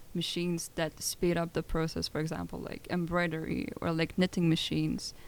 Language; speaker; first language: English; non-native, fluent; Lithuanian